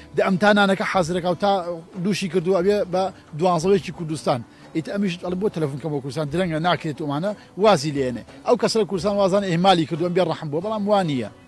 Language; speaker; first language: Central Kurdish; non-native, local second language; Gurani